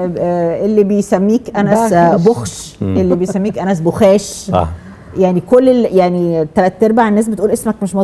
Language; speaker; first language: Arabic; native; Arabic